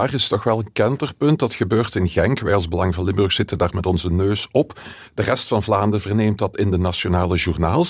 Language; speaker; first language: Dutch; native; Dutch